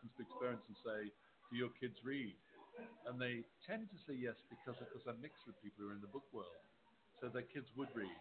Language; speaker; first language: English; native; English